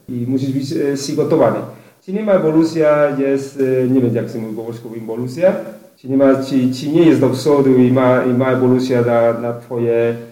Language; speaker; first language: Polish; non-native, learner; Spanish